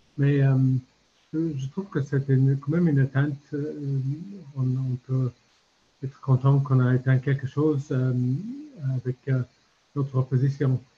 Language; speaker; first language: French; non-native, fluent; English